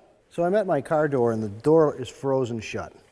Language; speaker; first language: English; native; English